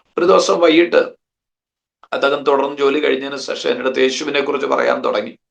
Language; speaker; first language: Malayalam; native; Malayalam